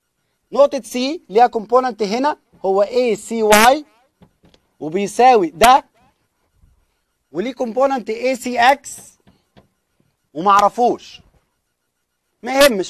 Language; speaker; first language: Arabic; native; Arabic